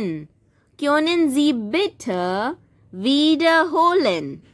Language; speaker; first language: German; non-native, fluent; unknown